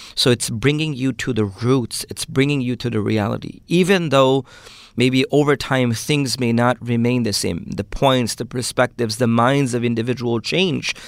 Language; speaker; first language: English; early bilingual, other home language; Urdu